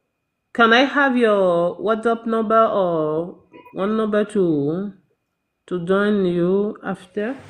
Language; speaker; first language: English; non-native, learner; French